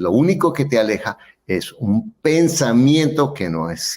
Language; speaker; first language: Spanish; native; Spanish